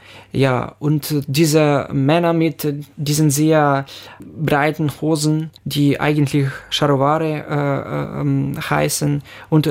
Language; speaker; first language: German; non-native, fluent; Ukrainian